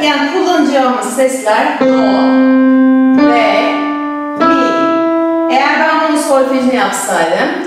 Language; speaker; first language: Turkish; native; Turkish